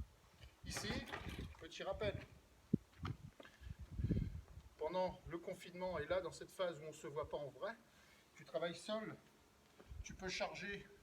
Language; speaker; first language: French; native; French